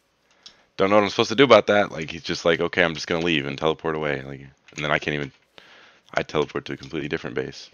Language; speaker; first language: English; native; English